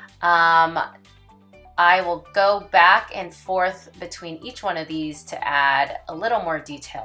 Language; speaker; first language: English; native; English